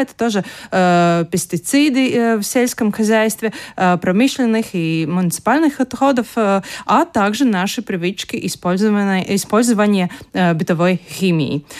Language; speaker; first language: Russian; non-native, local second language; Latvian